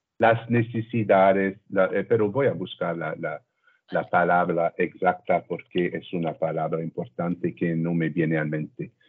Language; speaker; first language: Spanish; non-native, learner; French